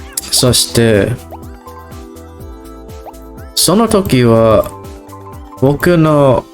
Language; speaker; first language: Japanese; non-native, learner; English